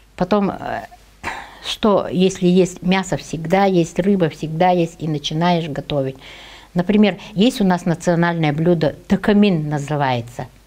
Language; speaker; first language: Russian; non-native, local second language; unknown